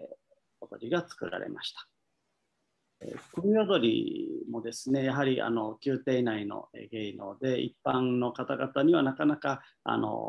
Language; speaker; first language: Japanese; native; Japanese